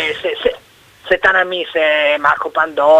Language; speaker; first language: French; non-native, learner; Italian